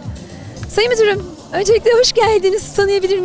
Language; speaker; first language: Turkish; native; Turkish